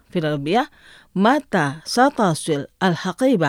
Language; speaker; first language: Arabic; non-native, fluent; Indonesian